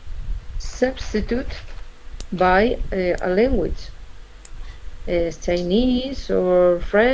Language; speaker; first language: English; non-native, learner; Spanish